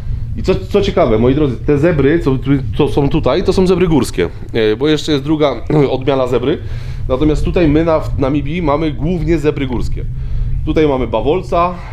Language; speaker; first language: Polish; native; Polish